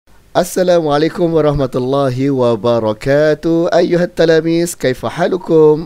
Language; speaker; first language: Arabic; non-native, fluent; Malay